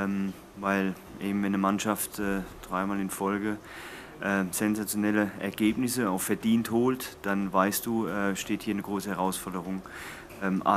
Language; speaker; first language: German; native; German